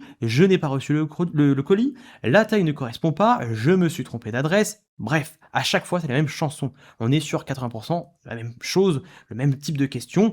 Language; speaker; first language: French; native; French